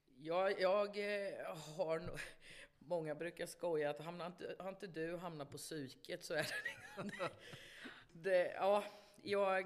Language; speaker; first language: Swedish; native; Swedish